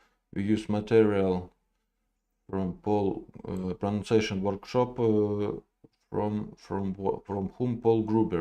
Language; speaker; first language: English; non-native, learner; Russian